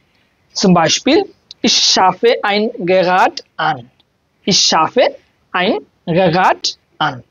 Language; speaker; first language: German; non-native, learner; Bangla